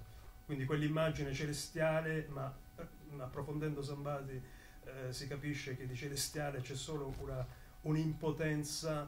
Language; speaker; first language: Italian; native; Italian